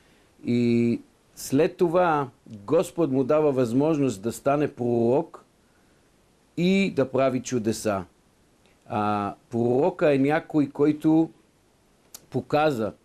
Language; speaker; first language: Bulgarian; non-native, fluent; Hebrew